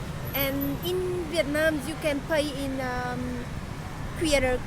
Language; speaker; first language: English; non-native, learner; Vietnamese